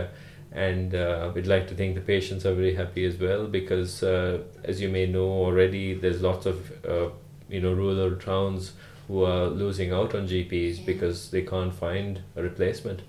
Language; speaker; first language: English; non-native, local second language; Sinhala